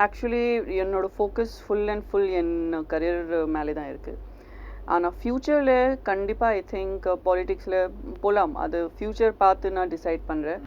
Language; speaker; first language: Tamil; non-native, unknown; Gujarati